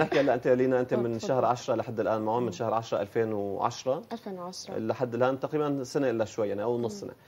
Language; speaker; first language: Arabic; native; Arabic